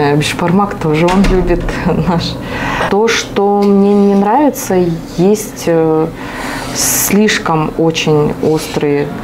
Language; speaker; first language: Russian; non-native, local second language; Kazakh